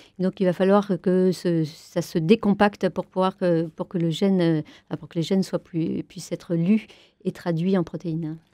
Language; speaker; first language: French; native; French